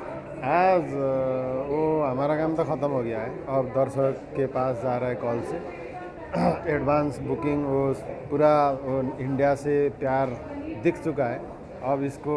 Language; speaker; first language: Hindi; non-native, fluent; Nepali